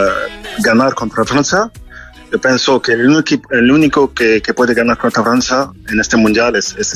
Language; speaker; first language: Spanish; non-native, fluent; French